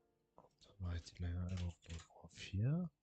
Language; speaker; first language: German; native; German